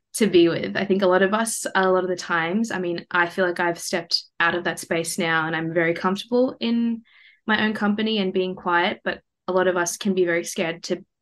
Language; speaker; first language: English; early bilingual, other home language; Morisyen